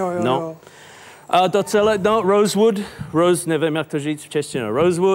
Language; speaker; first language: Czech; non-native, fluent; English